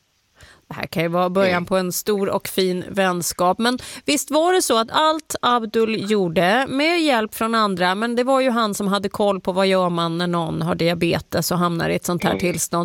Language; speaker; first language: Swedish; native; Swedish